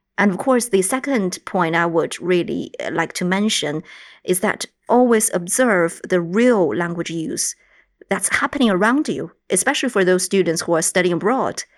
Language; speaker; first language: English; non-native, fluent; Chinese